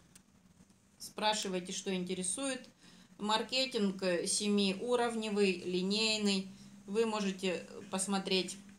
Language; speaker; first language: Russian; native; Russian